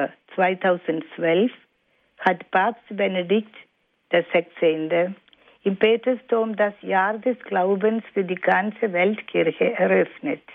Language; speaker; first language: German; non-native, fluent; Malayalam